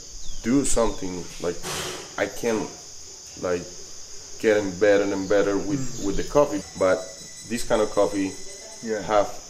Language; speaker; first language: English; non-native, fluent; Spanish